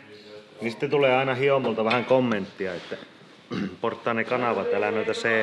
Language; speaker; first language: Finnish; native; Finnish